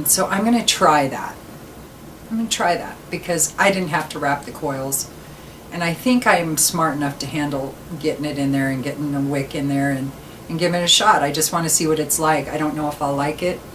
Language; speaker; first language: English; native; English